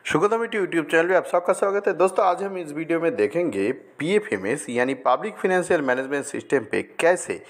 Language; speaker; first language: Hindi; non-native, local second language; Bangla